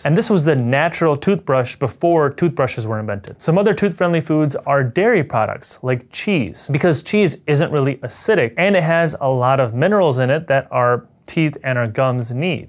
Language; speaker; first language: English; native; English